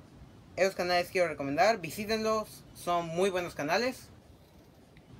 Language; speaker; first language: Spanish; native; Spanish